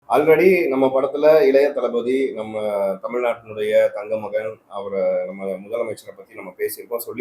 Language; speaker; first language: Tamil; native; Tamil